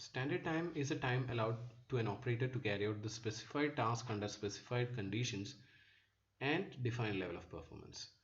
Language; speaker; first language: English; non-native, local second language; Malayalam